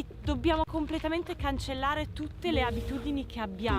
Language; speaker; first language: Italian; native; Italian